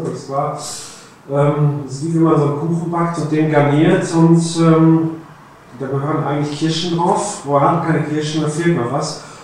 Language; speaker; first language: German; native; German